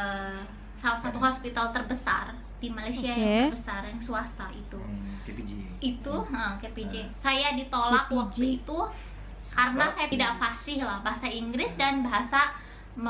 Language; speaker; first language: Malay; non-native, local second language; Sundanese